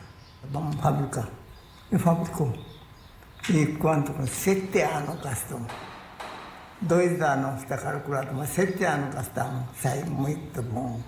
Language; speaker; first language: Portuguese; non-native, learner; Japanese